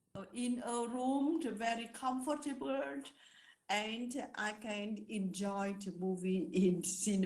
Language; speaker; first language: English; non-native, learner; Vietnamese